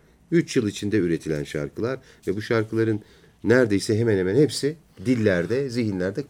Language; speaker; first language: Turkish; native; Turkish